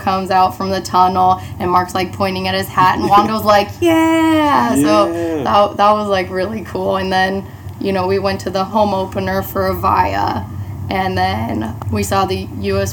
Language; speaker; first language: English; native; English